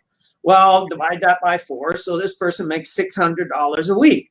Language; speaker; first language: English; native; English